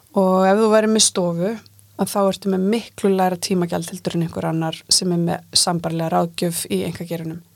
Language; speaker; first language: Icelandic; native; Icelandic